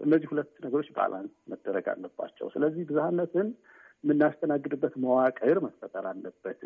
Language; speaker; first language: Amharic; native; Amharic